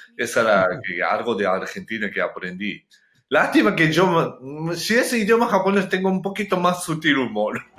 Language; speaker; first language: Spanish; non-native, learner; Japanese